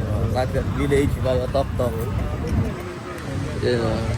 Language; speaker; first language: English; non-native, fluent; Filipino